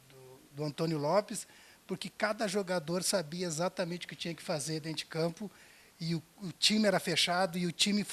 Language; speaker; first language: Portuguese; native; Portuguese